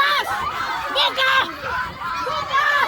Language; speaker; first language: Indonesian; non-native, local second language; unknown